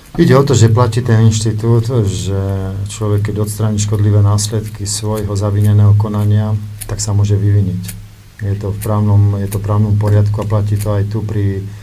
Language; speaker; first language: Slovak; native; Slovak